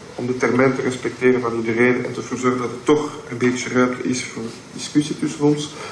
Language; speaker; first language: Dutch; non-native, local second language; French